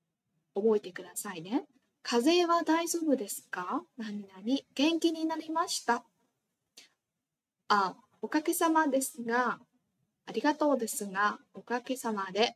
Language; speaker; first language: Japanese; non-native, fluent; Vietnamese